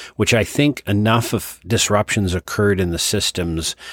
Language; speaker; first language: English; native; English